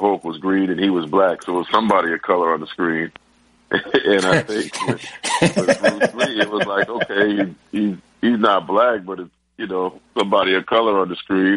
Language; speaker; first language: English; native; English